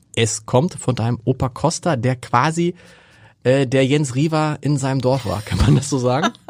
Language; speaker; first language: German; native; German